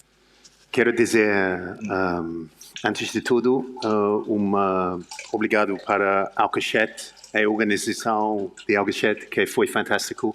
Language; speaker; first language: Portuguese; non-native, learner; English